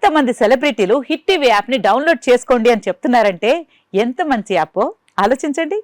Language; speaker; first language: Telugu; native; Telugu